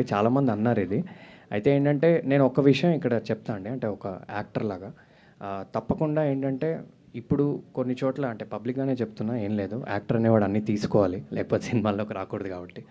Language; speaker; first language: Telugu; native; Telugu